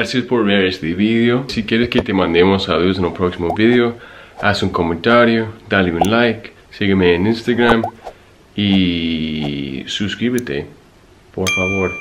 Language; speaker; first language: Spanish; non-native, fluent; English